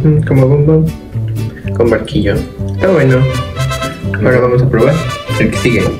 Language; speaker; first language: Spanish; native; Spanish